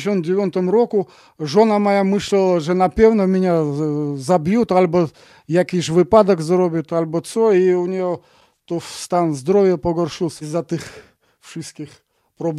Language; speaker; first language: Polish; non-native, fluent; Russian